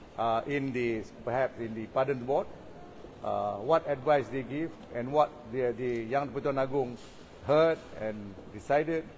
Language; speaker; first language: English; non-native, local second language; Malay